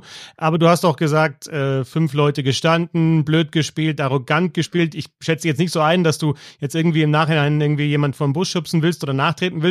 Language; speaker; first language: German; native; German